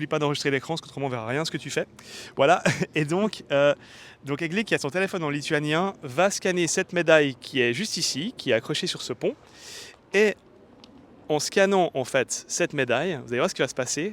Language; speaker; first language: French; native; French